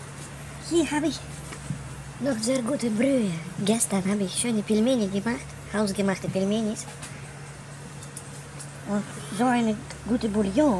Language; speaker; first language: German; non-native, learner; Russian